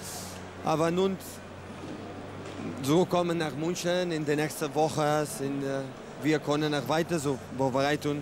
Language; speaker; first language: German; non-native, learner; Spanish